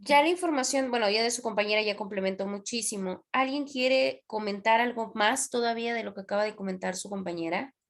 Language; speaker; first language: Spanish; native; Spanish